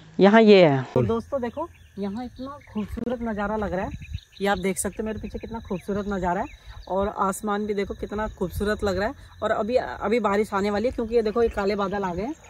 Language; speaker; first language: Hindi; native; Hindi